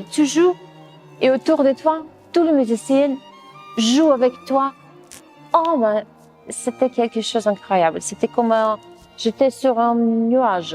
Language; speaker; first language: French; non-native, fluent; Russian